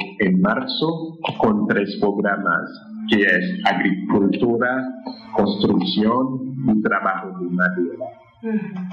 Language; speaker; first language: Spanish; non-native, fluent; Haitian Creole